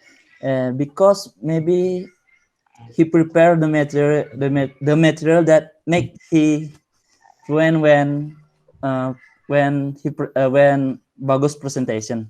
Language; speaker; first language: English; non-native, learner; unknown